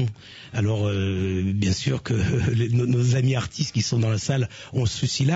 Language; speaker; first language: French; native; French